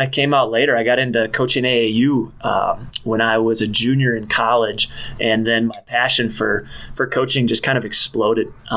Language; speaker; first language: English; native; English